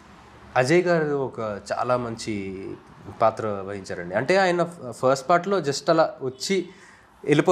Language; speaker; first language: Telugu; native; Telugu